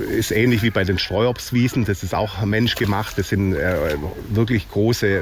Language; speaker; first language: German; native; German